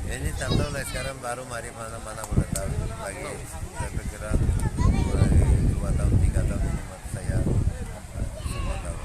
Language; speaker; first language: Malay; non-native, learner; Rohingya